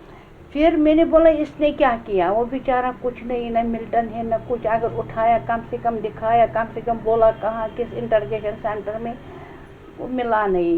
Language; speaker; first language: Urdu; non-native, local second language; Kashmiri